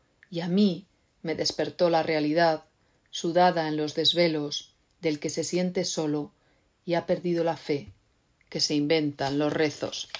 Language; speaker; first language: Spanish; native; Spanish